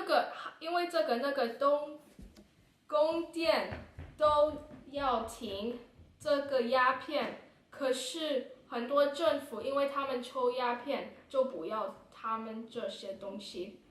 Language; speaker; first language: Chinese; non-native, learner; English